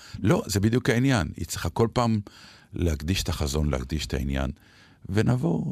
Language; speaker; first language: Hebrew; native; Hebrew